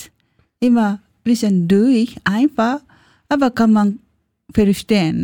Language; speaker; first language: German; non-native, learner; Japanese